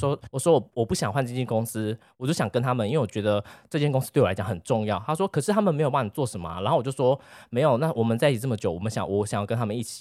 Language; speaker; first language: Chinese; native; Chinese